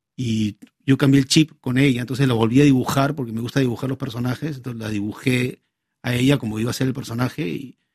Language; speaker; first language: Spanish; native; Spanish